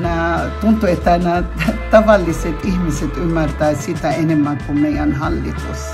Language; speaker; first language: Finnish; non-native, fluent; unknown